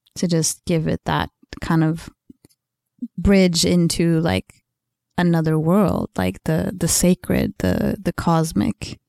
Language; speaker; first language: English; non-native, fluent; Swedish